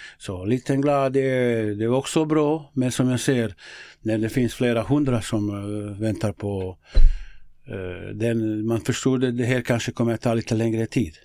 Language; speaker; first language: Swedish; non-native, fluent; Bosnian